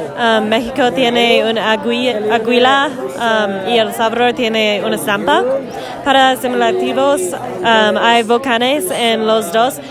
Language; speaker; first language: Spanish; non-native, learner; English